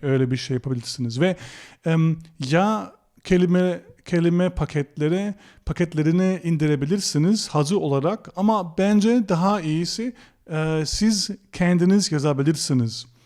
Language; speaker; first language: Turkish; non-native, fluent; German